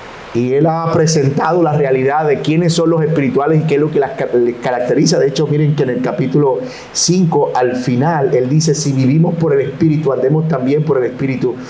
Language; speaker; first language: Spanish; native; Spanish